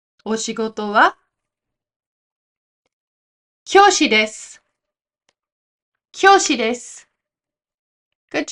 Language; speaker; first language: Japanese; non-native, fluent; English